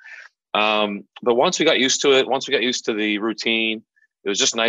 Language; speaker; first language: English; native; English